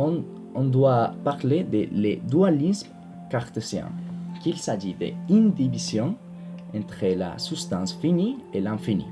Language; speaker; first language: French; non-native, learner; Spanish